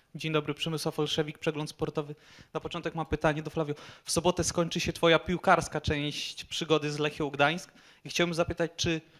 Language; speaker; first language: Polish; native; Polish